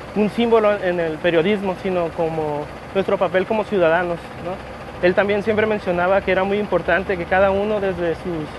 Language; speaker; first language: Spanish; native; Spanish